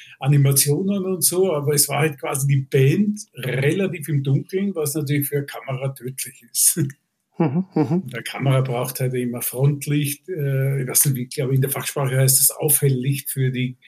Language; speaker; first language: German; native; German